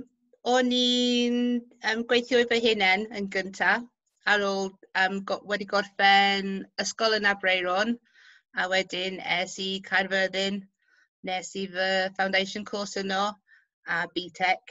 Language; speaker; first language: Welsh; non-native, local second language; English